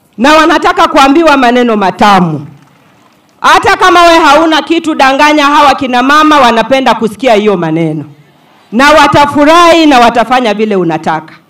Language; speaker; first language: Swahili; non-native, local second language; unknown